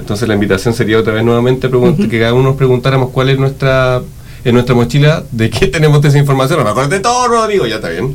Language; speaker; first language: Spanish; native; Spanish